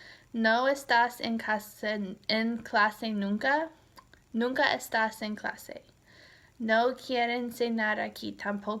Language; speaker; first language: Spanish; non-native, learner; English